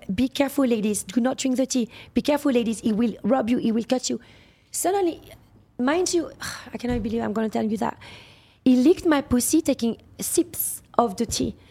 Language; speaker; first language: English; non-native, fluent; French